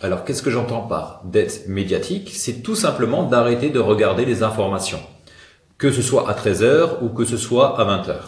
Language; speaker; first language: French; native; French